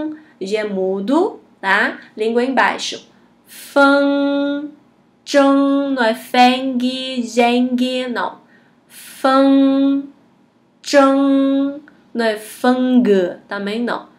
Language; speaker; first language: Portuguese; non-native, fluent; Chinese